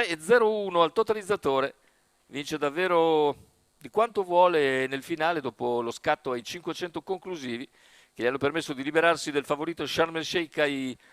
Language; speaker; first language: Italian; native; Italian